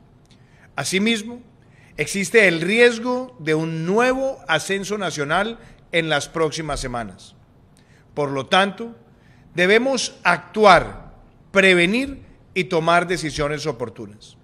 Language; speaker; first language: Spanish; native; Spanish